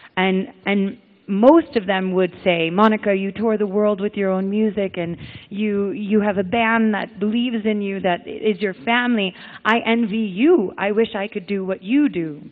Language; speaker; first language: English; native; English